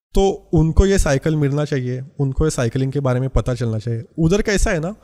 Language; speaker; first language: Hindi; non-native, local second language; Marathi